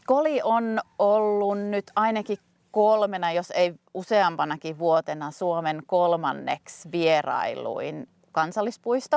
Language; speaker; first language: Finnish; native; Finnish